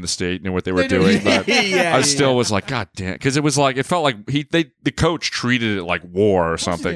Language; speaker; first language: English; native; English